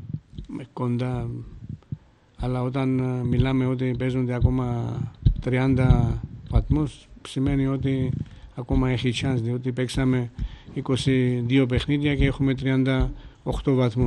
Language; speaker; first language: Greek; non-native, fluent; Georgian